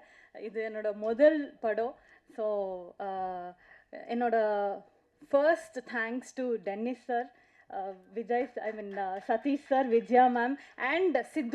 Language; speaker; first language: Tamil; non-native, learner; Kannada